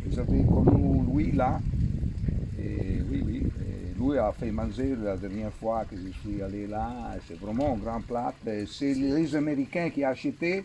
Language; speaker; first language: French; non-native, learner; Italian